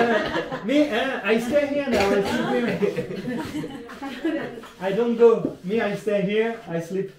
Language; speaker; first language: English; non-native, fluent; French